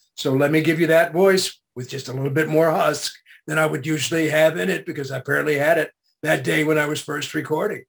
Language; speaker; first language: English; native; English